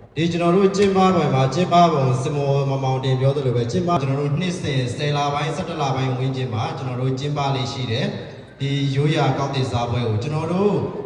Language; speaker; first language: Burmese; non-native, local second language; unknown